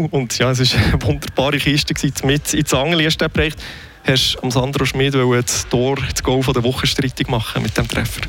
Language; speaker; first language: German; native; German